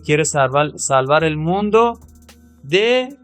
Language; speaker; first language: Spanish; non-native, fluent; Persian